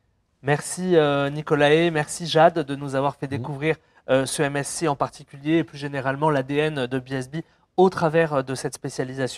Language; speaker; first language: French; native; French